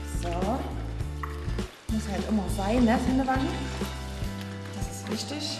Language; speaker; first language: German; native; German